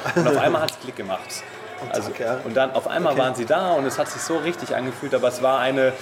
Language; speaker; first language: German; native; German